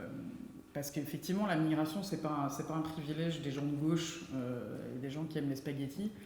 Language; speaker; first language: French; native; French